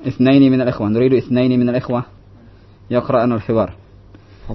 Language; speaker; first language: Arabic; non-native, fluent; Indonesian